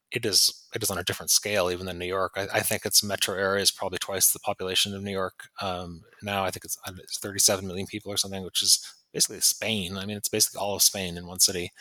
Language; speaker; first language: English; native; English